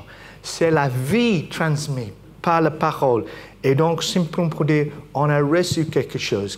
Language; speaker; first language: French; non-native, fluent; English